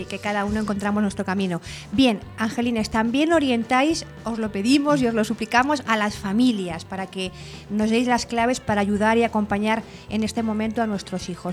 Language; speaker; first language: Spanish; native; Spanish